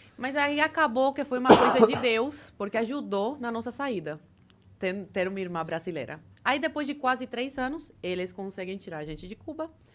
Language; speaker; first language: Portuguese; early bilingual, other home language; Spanish